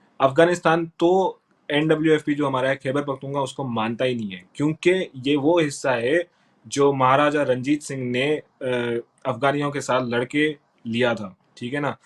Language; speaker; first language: Urdu; non-native, local second language; Sindhi